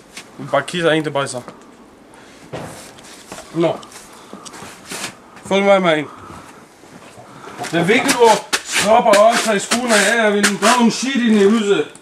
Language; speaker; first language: Norwegian; non-native, learner; Swedish